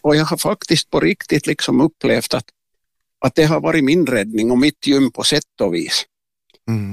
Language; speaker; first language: Swedish; native; Swedish